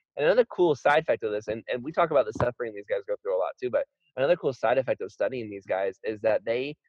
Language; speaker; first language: English; native; English